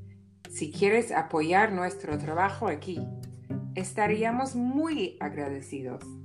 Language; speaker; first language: Spanish; non-native, fluent; English